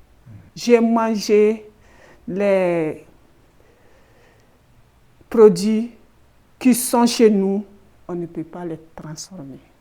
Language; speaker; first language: French; non-native, learner; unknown